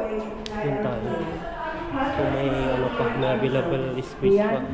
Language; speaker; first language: Filipino; native; Filipino